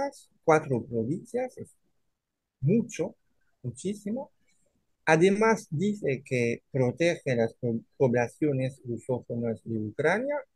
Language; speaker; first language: Spanish; non-native, fluent; French